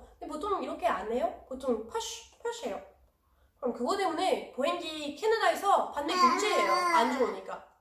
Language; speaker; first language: Korean; non-native, learner; French